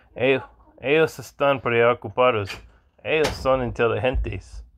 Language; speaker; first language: Spanish; non-native, learner; English